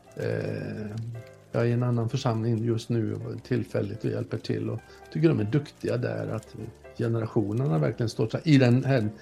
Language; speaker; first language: Swedish; native; Swedish